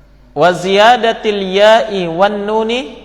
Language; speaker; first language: Arabic; non-native, fluent; Indonesian